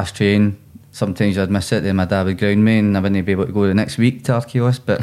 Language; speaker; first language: English; native; English